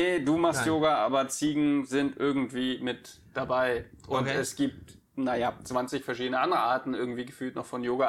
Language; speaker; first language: German; native; German